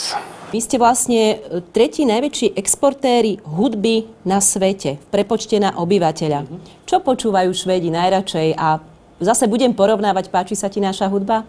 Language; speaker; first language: Slovak; native; Slovak